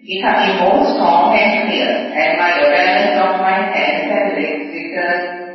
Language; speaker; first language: English; non-native, local second language; Sinhala